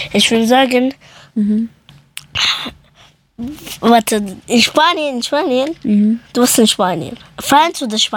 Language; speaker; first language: German; early bilingual, other home language; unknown